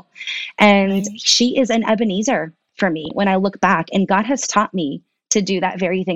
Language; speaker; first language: English; early bilingual, other home language; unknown